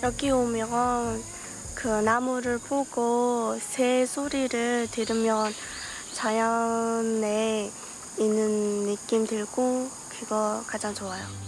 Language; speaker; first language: Korean; non-native, fluent; Mongolian